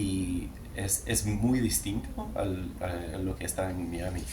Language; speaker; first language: Spanish; non-native, learner; English